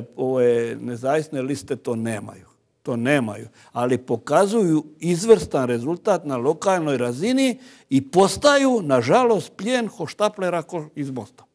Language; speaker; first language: Croatian; native; Croatian